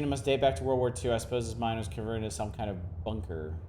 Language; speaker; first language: English; native; English